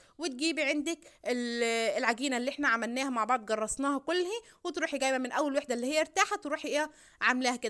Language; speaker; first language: Arabic; native; Arabic